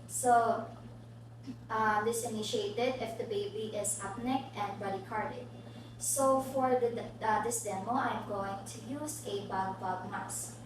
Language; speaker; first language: English; non-native, local second language; Filipino